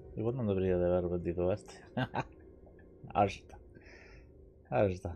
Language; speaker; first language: Spanish; non-native, local second language; Galician